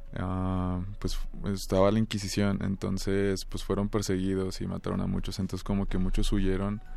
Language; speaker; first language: Spanish; native; Spanish